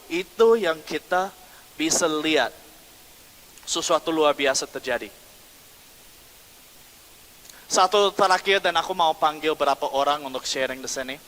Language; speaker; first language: Indonesian; non-native, fluent; English